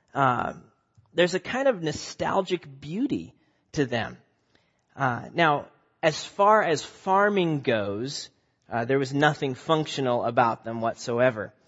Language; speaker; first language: English; native; English